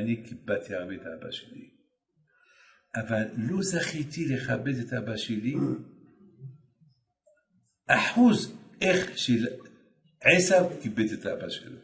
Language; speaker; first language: Hebrew; non-native, fluent; French